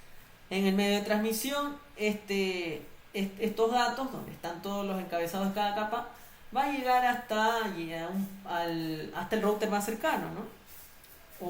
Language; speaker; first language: Spanish; native; Spanish